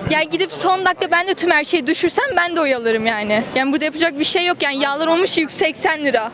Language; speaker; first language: Turkish; early bilingual, heritage; Turkish